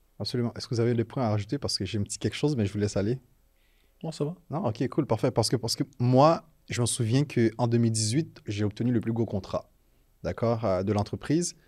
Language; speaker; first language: French; native; French